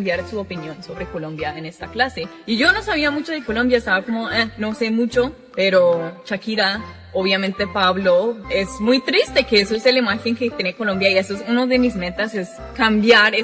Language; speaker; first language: Spanish; non-native, fluent; English